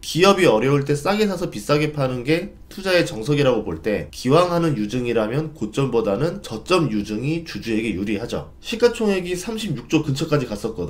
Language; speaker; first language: Korean; native; Korean